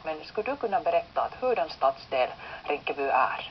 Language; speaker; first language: Swedish; non-native, local second language; Finnish